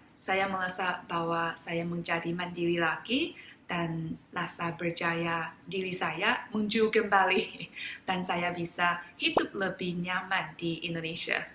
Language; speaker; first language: Indonesian; non-native, fluent; Chinese